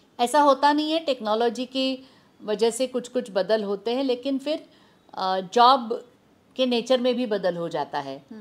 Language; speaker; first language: Hindi; non-native, local second language; Marathi